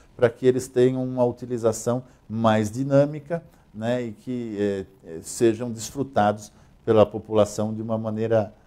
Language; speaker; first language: Portuguese; native; Portuguese